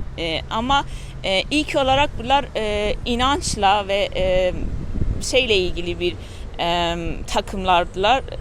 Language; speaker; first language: Turkish; non-native, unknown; Persian